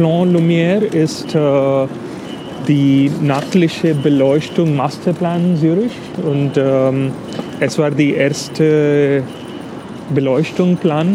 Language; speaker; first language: German; non-native, fluent; English